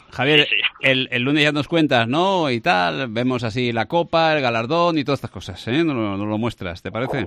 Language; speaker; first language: Spanish; native; Spanish